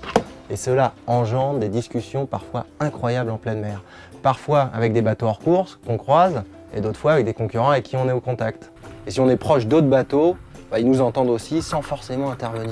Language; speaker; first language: French; native; French